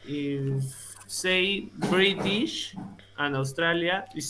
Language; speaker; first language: English; non-native, learner; Spanish